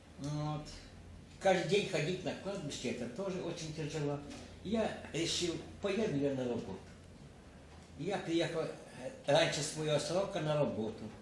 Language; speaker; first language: Russian; non-native, local second language; Ukrainian